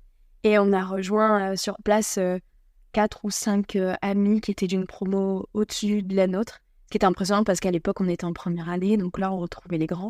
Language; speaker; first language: French; native; French